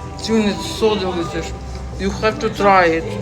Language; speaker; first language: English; non-native, learner; Ukrainian